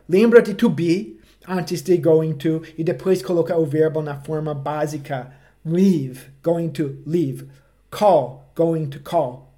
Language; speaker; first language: Portuguese; non-native, fluent; English